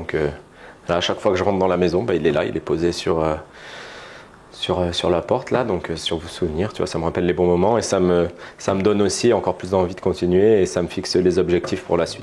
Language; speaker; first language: French; native; French